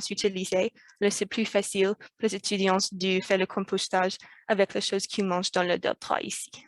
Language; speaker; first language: French; non-native, learner; English